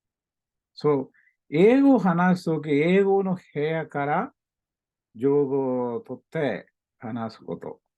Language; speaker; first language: Japanese; non-native, learner; Malayalam